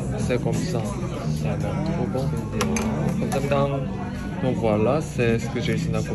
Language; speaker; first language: French; non-native, learner; Korean